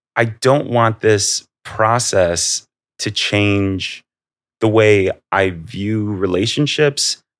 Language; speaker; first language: English; native; English